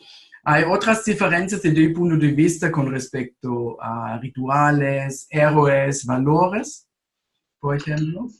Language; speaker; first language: Spanish; non-native, fluent; German